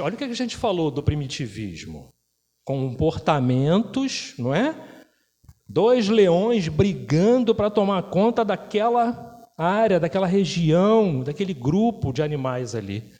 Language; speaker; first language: Portuguese; native; Portuguese